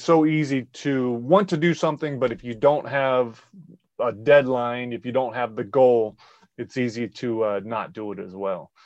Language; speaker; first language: English; native; English